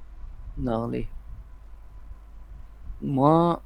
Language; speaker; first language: Persian; non-native, learner; Urdu